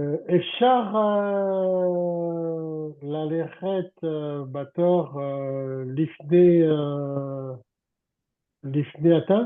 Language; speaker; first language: Hebrew; non-native, learner; French